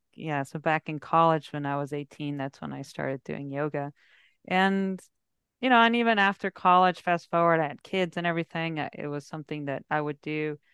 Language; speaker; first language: English; early bilingual, heritage; English